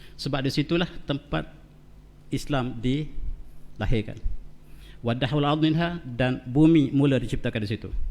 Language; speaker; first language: Malay; native; Malay